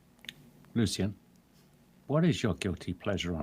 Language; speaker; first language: English; native; English